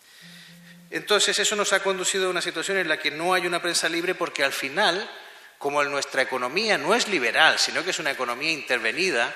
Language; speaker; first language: Spanish; native; Spanish